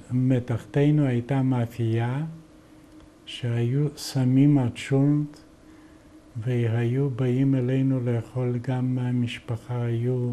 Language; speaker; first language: Hebrew; non-native, fluent; Yiddish